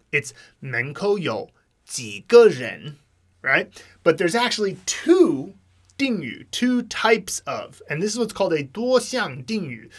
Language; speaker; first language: English; native; English